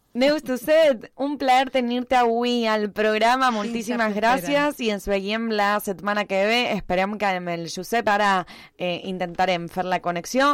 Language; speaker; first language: Catalan; early bilingual, heritage; Spanish